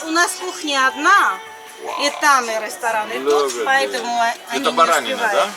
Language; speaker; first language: Russian; non-native, local second language; Armenian